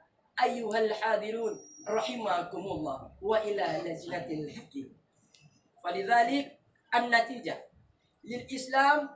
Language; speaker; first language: Arabic; non-native, learner; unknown